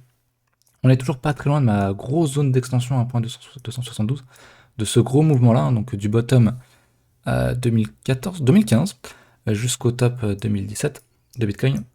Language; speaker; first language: French; native; French